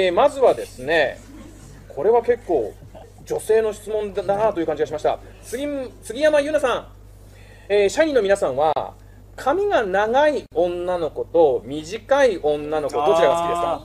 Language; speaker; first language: Japanese; native; Japanese